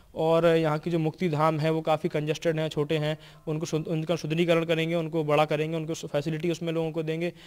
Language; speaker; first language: Hindi; native; Hindi